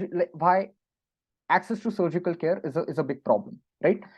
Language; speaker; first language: English; non-native, local second language; Marathi